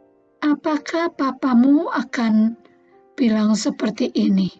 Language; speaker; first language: Indonesian; native; Indonesian